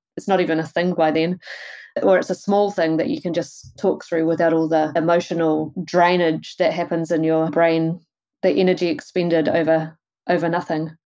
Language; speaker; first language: English; native; English